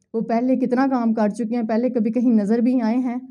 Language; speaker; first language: Urdu; native; Urdu